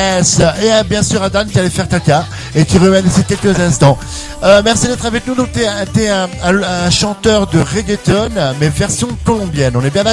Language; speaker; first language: French; native; French